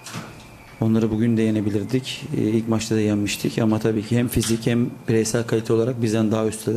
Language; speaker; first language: Turkish; native; Turkish